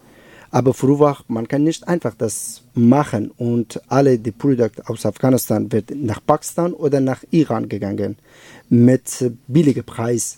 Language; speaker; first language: German; non-native, learner; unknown